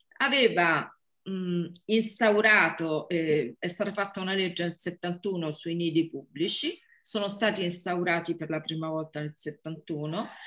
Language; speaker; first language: Italian; native; Italian